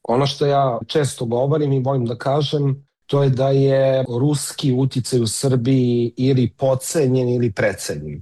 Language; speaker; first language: Serbian; native; Serbian